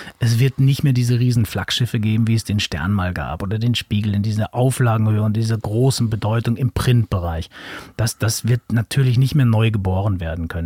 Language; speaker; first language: German; native; German